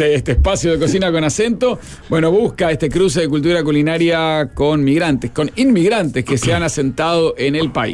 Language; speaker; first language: Spanish; native; Spanish